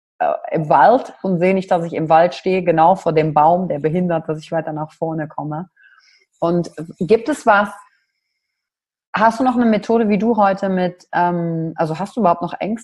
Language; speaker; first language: German; native; German